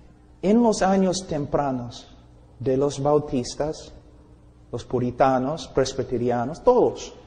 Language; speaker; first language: Spanish; non-native, fluent; English